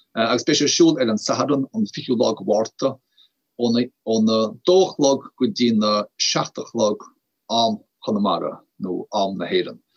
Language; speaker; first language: Irish; native; Irish